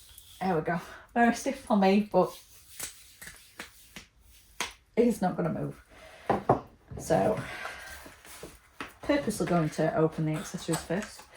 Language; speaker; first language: English; native; English